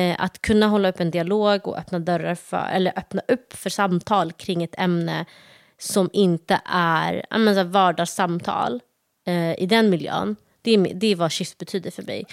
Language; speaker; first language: Swedish; early bilingual, other home language; Somali